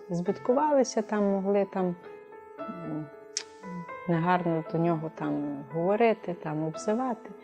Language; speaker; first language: Ukrainian; native; Ukrainian